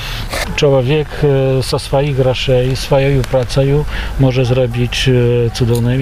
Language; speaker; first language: Polish; non-native, local second language; Belarusian